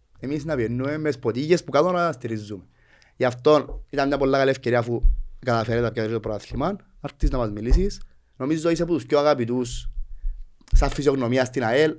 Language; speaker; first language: Greek; native; Greek